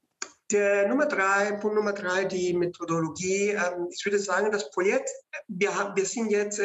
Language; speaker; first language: German; non-native, fluent; Spanish